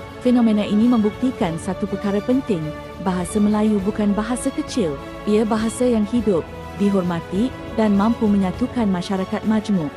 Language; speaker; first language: Malay; native; Malay